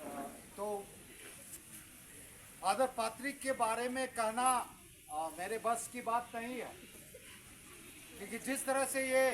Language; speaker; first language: Hindi; native; Hindi